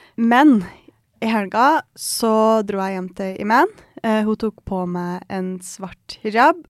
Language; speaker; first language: Norwegian; early bilingual, other home language; Persian